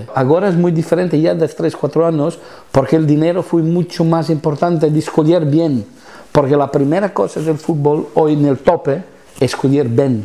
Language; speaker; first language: Spanish; non-native, fluent; Italian